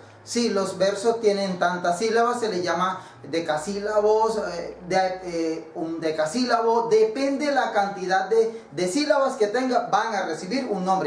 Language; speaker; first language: Spanish; native; Spanish